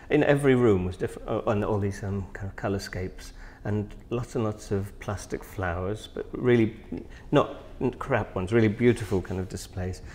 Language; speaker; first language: English; native; English